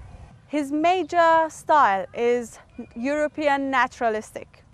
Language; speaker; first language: English; non-native, fluent; Persian